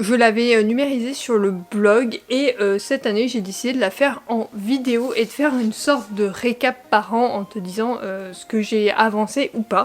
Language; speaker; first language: French; native; French